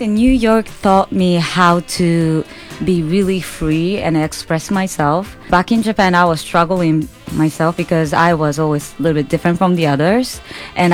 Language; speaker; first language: English; non-native, fluent; Japanese